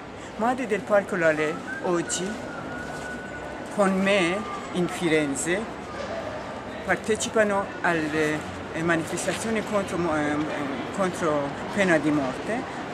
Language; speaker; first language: Italian; non-native, learner; Persian